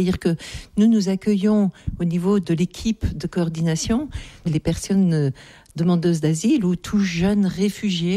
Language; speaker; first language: French; native; French